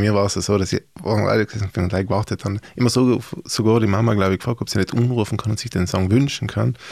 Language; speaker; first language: German; native; German